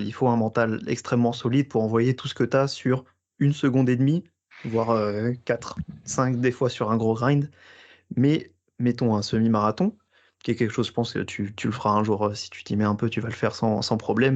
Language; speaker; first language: French; native; French